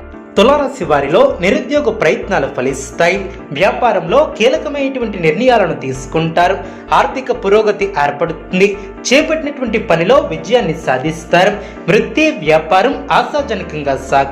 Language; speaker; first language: Telugu; native; Telugu